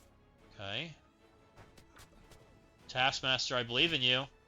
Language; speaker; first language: English; native; English